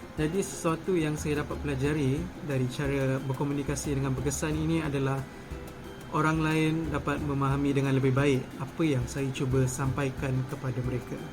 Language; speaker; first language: Malay; native; Malay